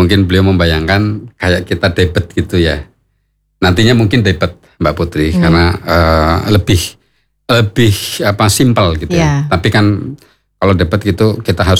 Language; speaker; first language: Indonesian; non-native, local second language; Javanese